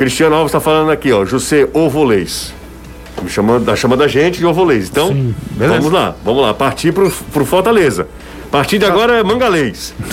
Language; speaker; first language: Portuguese; native; Portuguese